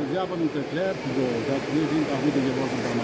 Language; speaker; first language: German; non-native, learner; Albanian